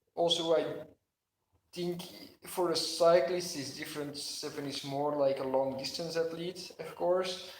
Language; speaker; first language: English; non-native, fluent; Dutch